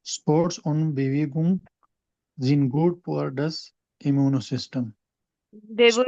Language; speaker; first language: German; non-native, learner; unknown